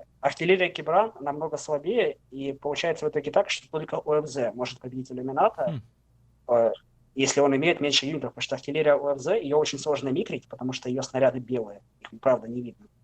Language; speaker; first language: Russian; native; Russian